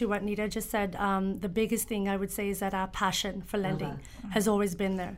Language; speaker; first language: English; native; English